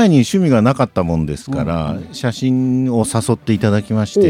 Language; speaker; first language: Japanese; native; Japanese